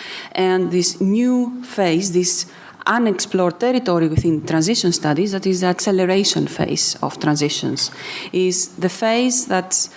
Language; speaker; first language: English; non-native, fluent; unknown